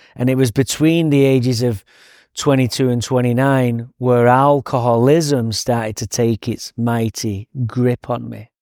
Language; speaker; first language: English; native; English